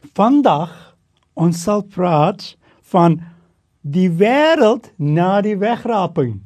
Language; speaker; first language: Afrikaans; non-native, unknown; Turkish